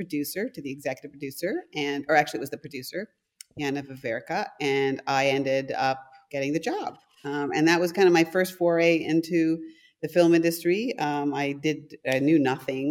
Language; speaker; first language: English; non-native, fluent; German